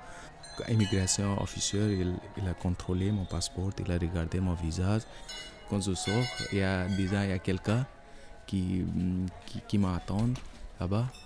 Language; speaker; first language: French; non-native, learner; Nepali